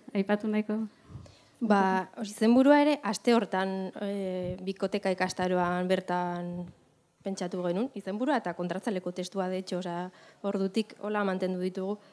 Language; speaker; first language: Basque; native; Basque